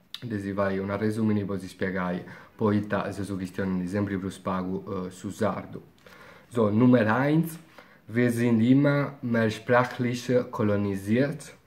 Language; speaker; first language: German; non-native, fluent; Italian